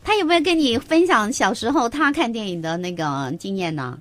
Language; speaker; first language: Chinese; native; Chinese